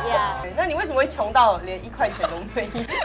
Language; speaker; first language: Chinese; native; Chinese